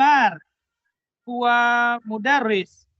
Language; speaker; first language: Arabic; non-native, learner; Indonesian